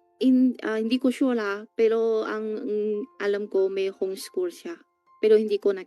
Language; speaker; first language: Filipino; non-native, learner; Chinese